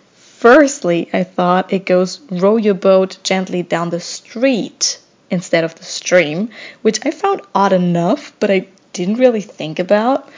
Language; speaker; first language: English; non-native, fluent; German